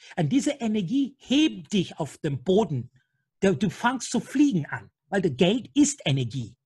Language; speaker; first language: German; non-native, fluent; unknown